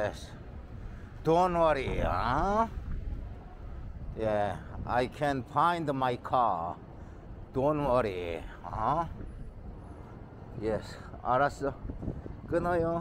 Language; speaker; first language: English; non-native, learner; Korean